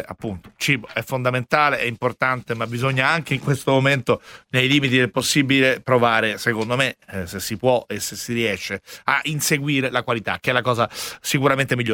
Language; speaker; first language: Italian; native; Italian